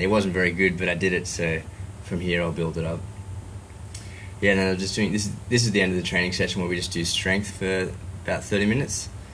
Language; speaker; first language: English; native; English